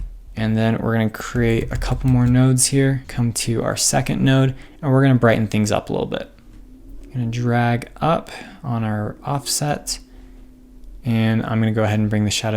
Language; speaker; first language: English; native; English